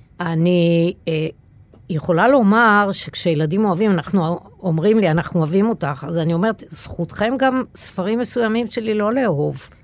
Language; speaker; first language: Hebrew; native; Hebrew